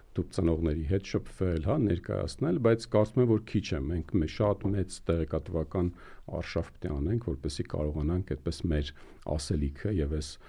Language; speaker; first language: Armenian; native; Armenian